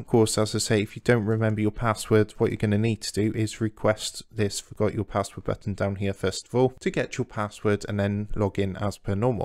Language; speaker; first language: English; native; English